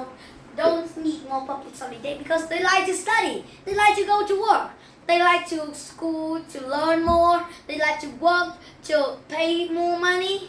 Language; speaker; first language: English; non-native, learner; Vietnamese